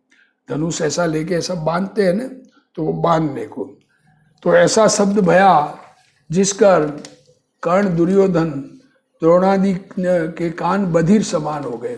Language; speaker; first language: Hindi; native; Hindi